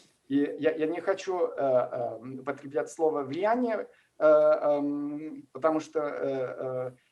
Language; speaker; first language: Russian; non-native, fluent; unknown